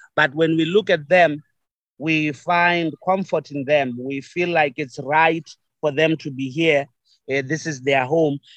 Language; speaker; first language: English; non-native, local second language; Venda